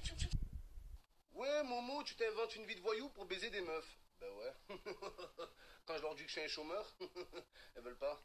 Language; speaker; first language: French; native; French